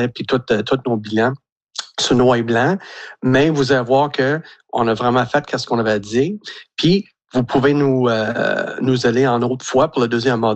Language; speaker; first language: French; native; French